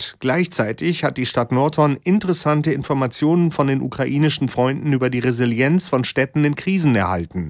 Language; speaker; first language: German; native; German